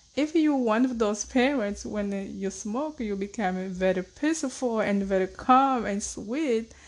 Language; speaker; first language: English; non-native, fluent; Portuguese